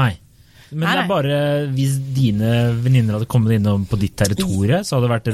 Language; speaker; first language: Norwegian; native; Norwegian